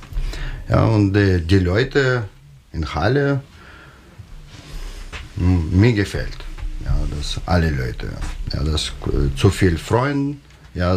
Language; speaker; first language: German; non-native, learner; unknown